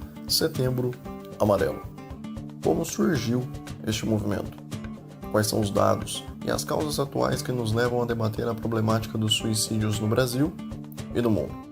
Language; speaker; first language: Portuguese; native; Portuguese